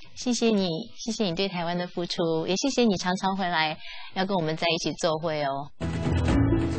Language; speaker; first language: Chinese; native; Chinese